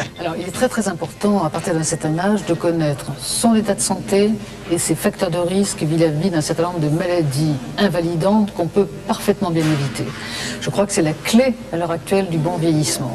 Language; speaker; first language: French; native; French